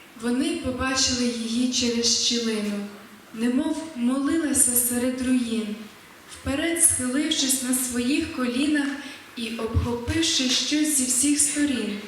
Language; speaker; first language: Ukrainian; native; Ukrainian